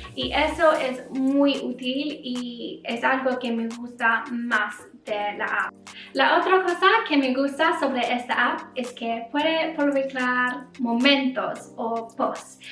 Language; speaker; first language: Spanish; non-native, learner; English